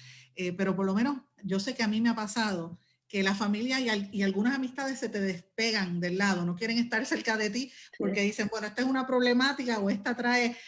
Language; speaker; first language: Spanish; native; Spanish